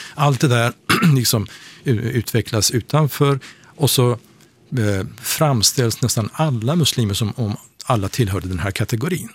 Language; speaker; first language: Swedish; non-native, fluent; Persian